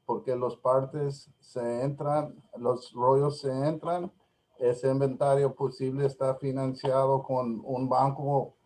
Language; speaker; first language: Spanish; non-native, learner; English